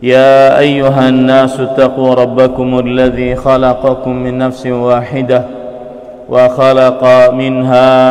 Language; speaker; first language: Arabic; non-native, fluent; Indonesian